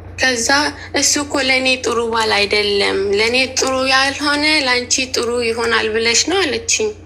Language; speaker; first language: Amharic; native; Amharic